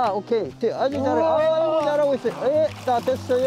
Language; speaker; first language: Korean; native; Korean